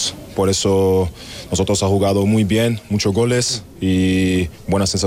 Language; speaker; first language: Spanish; non-native, learner; German